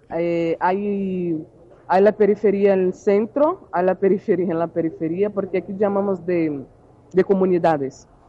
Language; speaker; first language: Spanish; non-native, learner; Portuguese